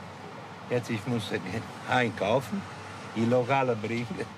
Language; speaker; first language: German; non-native, learner; Italian